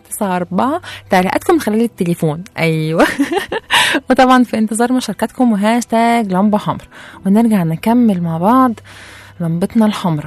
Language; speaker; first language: Arabic; native; Arabic